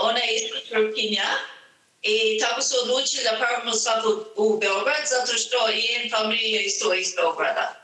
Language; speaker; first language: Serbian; early bilingual, heritage; Serbian